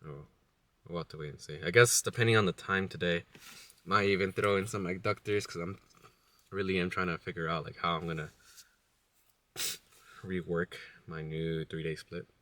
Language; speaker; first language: English; native; English